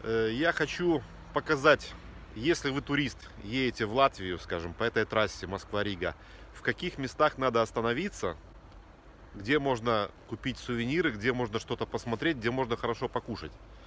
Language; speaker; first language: Russian; native; Russian